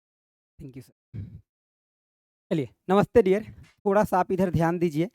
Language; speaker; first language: Hindi; native; Hindi